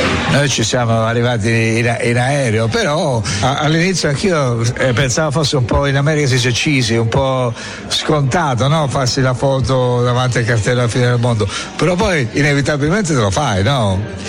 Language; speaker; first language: Italian; native; Italian